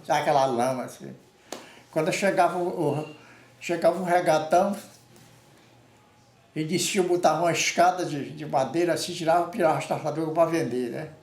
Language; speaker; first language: Portuguese; native; Portuguese